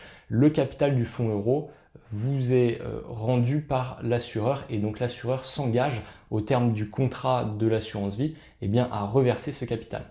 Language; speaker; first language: French; native; French